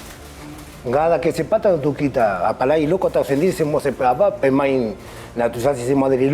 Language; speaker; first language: Indonesian; non-native, fluent; Spanish